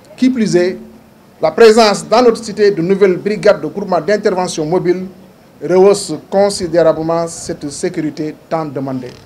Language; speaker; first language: French; non-native, local second language; Wolof